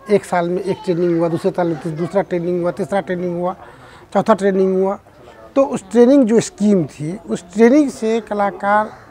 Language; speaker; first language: Hindi; native; Hindi